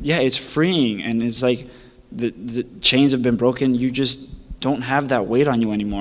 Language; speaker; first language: English; early bilingual, other home language; Spanish